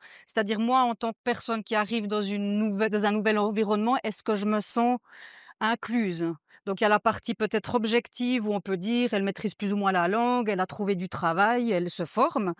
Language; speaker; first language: French; native; French